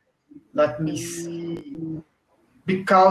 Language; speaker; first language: English; non-native, learner; Portuguese